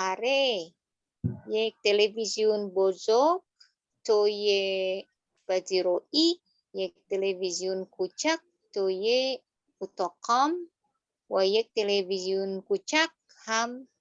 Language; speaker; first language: Persian; non-native, learner; Indonesian